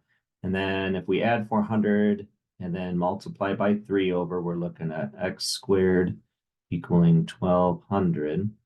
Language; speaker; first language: English; native; English